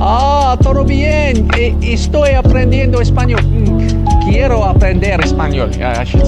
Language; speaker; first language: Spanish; non-native, learner; English